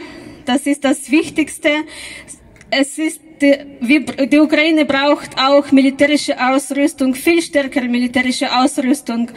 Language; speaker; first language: German; non-native, fluent; Ukrainian